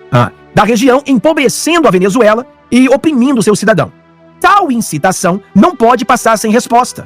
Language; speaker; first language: Portuguese; native; Portuguese